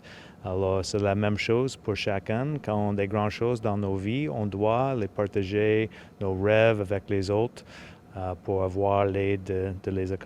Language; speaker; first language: French; non-native, local second language; English